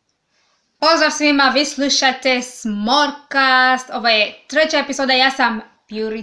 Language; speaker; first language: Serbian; non-native, learner; English